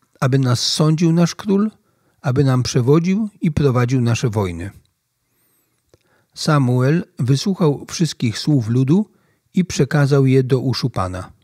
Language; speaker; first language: Polish; native; Polish